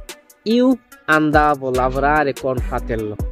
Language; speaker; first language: Italian; non-native, learner; Bangla